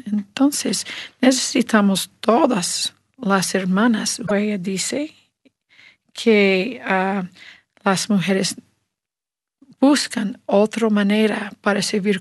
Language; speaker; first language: Spanish; non-native, learner; English